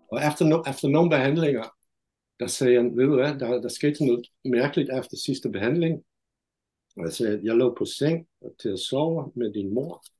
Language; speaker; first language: Danish; non-native, fluent; Dutch